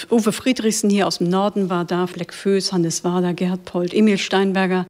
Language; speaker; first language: German; native; German